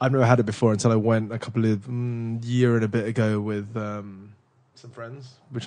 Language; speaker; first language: English; native; English